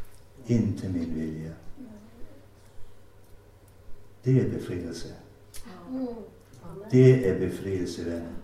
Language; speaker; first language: Swedish; non-native, fluent; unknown